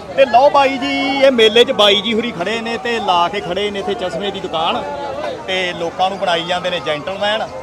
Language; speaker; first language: Punjabi; native; Punjabi